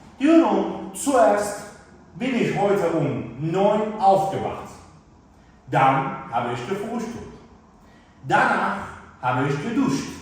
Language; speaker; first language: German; non-native, fluent; Turkish